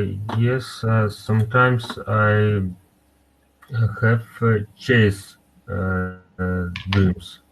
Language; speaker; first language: English; non-native, learner; Russian